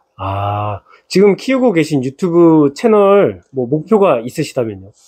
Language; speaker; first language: Korean; native; Korean